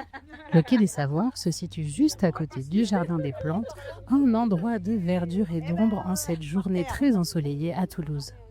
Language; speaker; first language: French; native; French